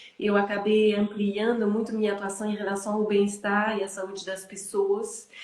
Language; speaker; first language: Portuguese; non-native, fluent; French